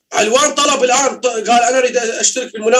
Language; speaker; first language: Arabic; native; Arabic